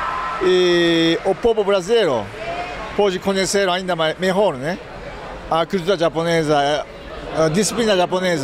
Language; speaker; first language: Portuguese; non-native, fluent; Japanese